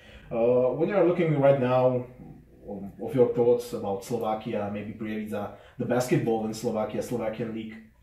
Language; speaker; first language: English; non-native, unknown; Slovak